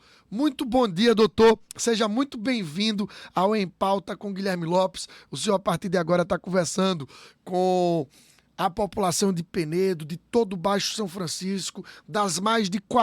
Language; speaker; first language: Portuguese; native; Portuguese